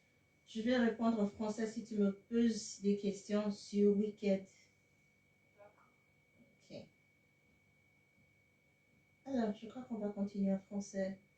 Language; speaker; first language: French; non-native, fluent; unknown